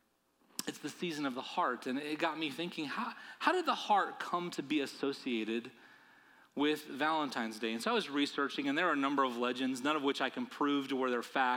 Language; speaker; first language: English; native; English